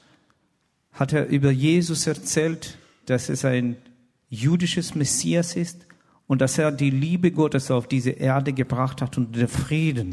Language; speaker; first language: German; non-native, fluent; Russian